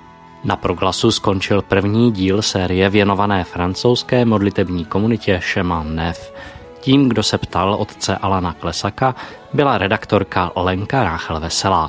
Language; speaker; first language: Czech; native; Czech